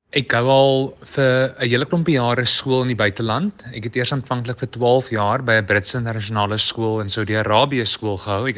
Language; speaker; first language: Afrikaans; native; Afrikaans